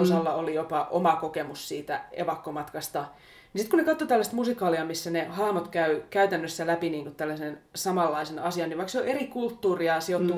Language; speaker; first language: Finnish; native; Finnish